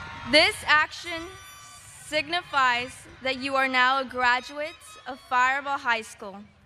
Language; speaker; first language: English; early bilingual, other home language; Spanish